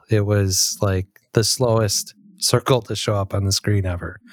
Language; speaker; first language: English; native; English